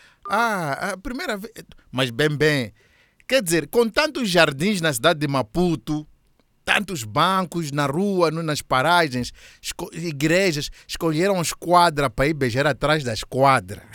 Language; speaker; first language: Portuguese; native; Portuguese